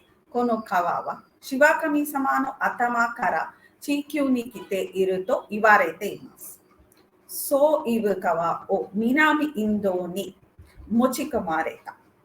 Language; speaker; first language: Japanese; non-native, learner; Tamil